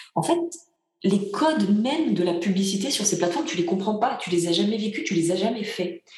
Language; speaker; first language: French; early bilingual, other home language; Bulgarian